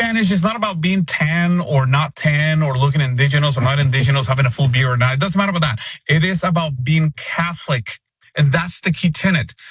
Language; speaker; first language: English; non-native, fluent; Spanish